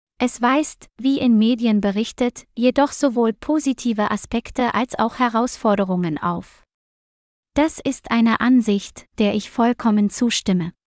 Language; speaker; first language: German; non-native, learner; Vietnamese